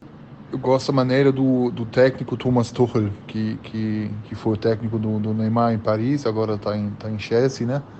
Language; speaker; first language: Portuguese; early bilingual, heritage; German